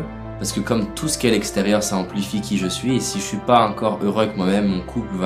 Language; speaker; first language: French; native; French